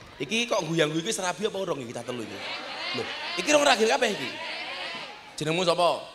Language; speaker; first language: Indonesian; native; Indonesian